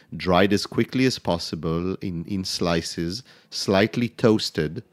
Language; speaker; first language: English; non-native, fluent; Hebrew